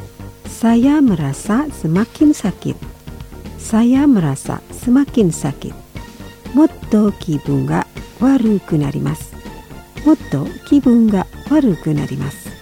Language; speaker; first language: Japanese; non-native, fluent; Indonesian